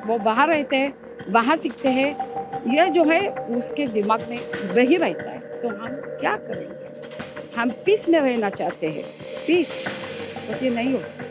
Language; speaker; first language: Hindi; early bilingual, heritage; Hindi